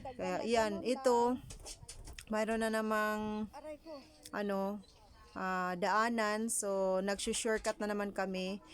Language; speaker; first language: Filipino; non-native, local second language; Cebuano